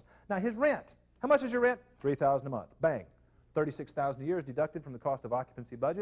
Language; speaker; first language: English; native; English